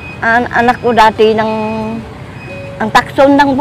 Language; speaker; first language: Filipino; non-native, learner; Vietnamese